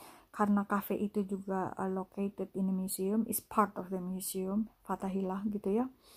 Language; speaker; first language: English; non-native, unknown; Indonesian